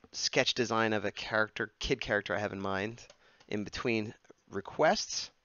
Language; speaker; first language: English; native; English